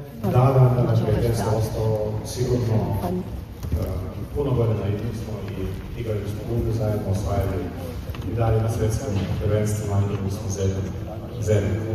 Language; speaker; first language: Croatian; non-native, fluent; Russian